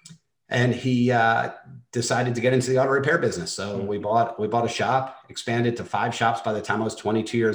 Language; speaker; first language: English; native; English